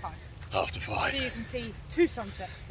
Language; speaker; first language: English; native; English